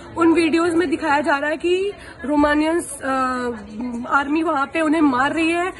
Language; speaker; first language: Hindi; native; Hindi